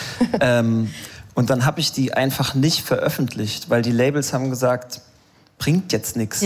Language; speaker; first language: German; native; German